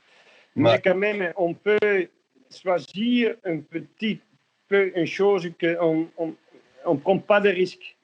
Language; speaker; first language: French; non-native, learner; Dutch